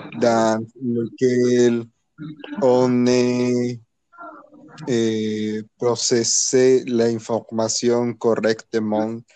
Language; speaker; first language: French; non-native, learner; Spanish